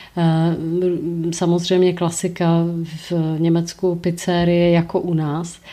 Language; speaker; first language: Czech; native; Czech